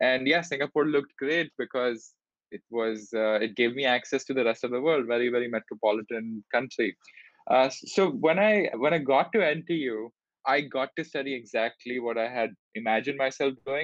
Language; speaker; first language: English; non-native, local second language; Hindi